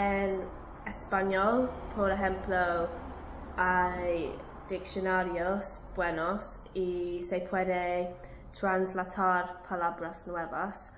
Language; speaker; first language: Spanish; non-native, learner; English